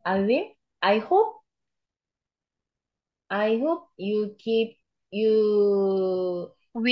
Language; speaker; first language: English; non-native, learner; Korean